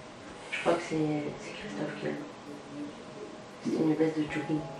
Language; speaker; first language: French; native; French